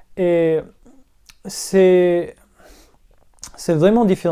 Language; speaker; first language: French; non-native, local second language; English